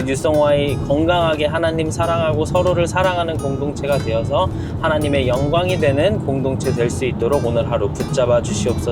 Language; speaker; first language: Korean; native; Korean